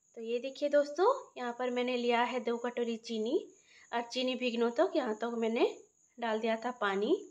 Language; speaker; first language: Hindi; non-native, local second language; Odia